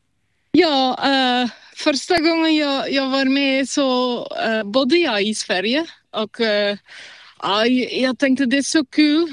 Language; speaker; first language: Swedish; non-native, fluent; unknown